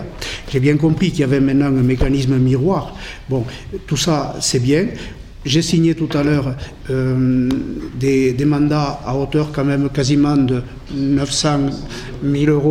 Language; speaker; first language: French; native; French